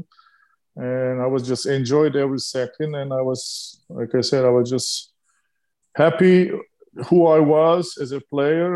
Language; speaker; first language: English; non-native, fluent; Turkish